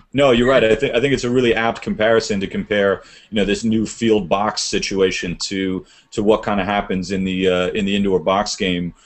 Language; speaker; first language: English; native; English